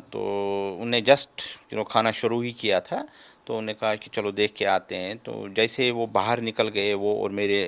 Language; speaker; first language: Hindi; native; Hindi